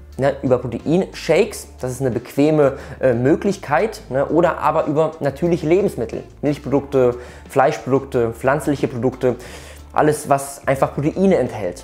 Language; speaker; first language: German; early bilingual, other home language; Polish